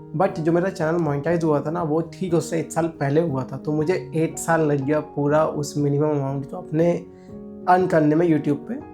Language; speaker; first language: Hindi; native; Hindi